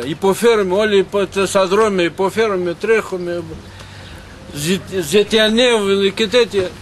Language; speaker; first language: Greek; non-native, learner; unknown